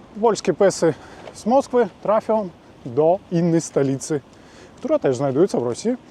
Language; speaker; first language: Polish; non-native, fluent; Russian